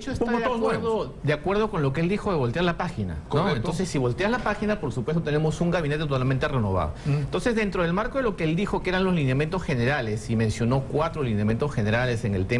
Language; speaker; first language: Spanish; native; Spanish